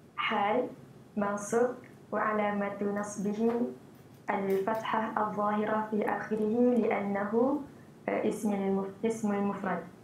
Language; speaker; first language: Arabic; non-native, learner; Malay